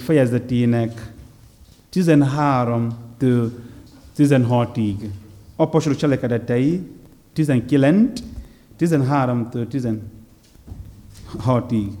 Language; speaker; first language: Hungarian; non-native, learner; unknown